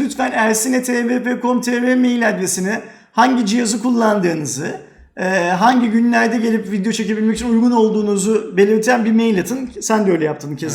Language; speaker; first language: Turkish; native; Turkish